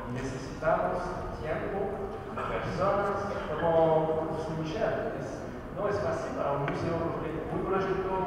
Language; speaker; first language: Spanish; non-native, learner; French